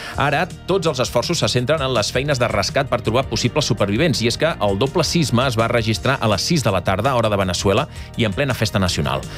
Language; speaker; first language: Catalan; native; Catalan